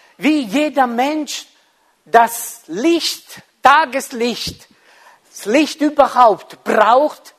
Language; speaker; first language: German; non-native, fluent; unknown